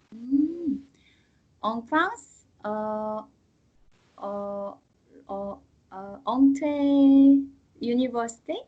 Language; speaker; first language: French; non-native, learner; Korean